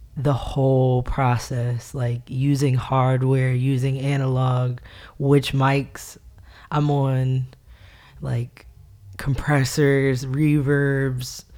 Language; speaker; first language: English; native; English